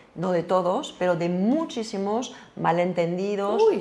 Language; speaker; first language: Spanish; non-native, fluent; French